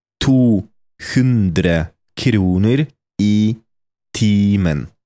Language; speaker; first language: Norwegian; non-native, fluent; Polish